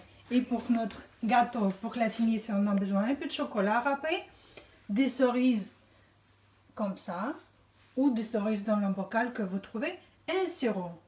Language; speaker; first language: French; non-native, fluent; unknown